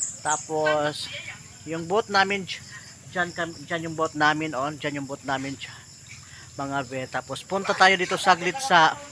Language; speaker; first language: Filipino; non-native, local second language; Cebuano